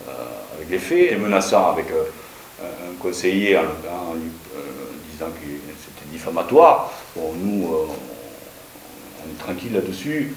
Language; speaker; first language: French; native; French